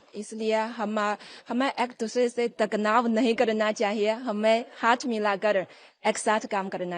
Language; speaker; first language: Hindi; non-native, fluent; Chinese